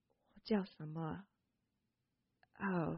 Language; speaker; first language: Chinese; non-native, fluent; English